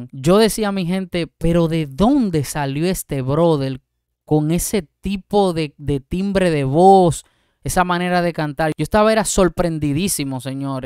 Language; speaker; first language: Spanish; native; Spanish